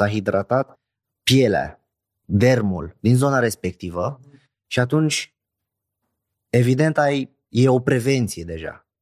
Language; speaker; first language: Romanian; non-native, fluent; Arabic